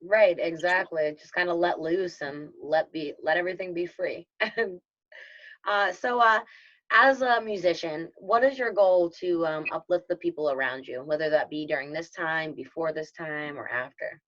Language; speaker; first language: English; native; English